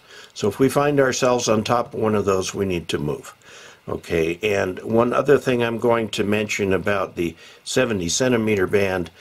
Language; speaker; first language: English; native; English